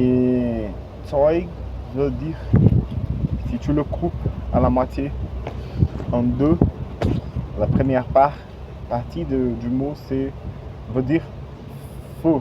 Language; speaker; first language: French; non-native, fluent; Portuguese